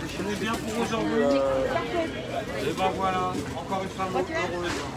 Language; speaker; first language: French; native; French